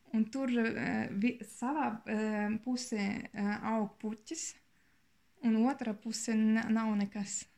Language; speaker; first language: Latvian; non-native, learner; German